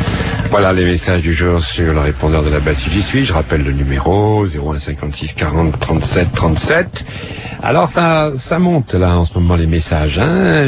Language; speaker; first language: French; native; French